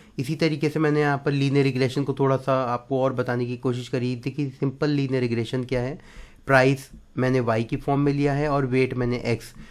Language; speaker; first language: Hindi; native; Hindi